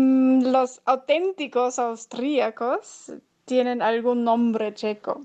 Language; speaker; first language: Spanish; non-native, fluent; German